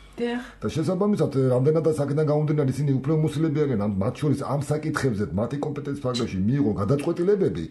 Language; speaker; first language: Georgian; native; Georgian